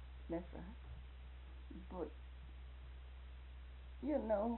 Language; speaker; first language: English; native; English